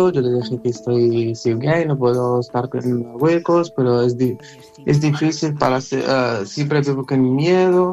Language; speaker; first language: Spanish; non-native, learner; Arabic